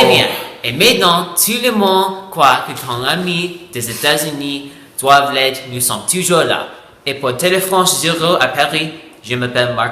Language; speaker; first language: French; non-native, learner; English